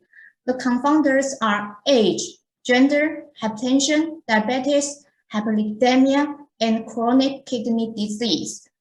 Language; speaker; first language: English; non-native, fluent; Chinese